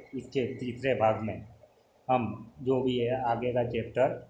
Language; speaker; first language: Hindi; non-native, local second language; Gujarati